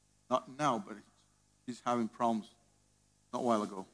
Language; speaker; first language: English; non-native, learner; Spanish